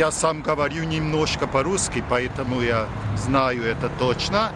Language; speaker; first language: Russian; non-native, learner; Hungarian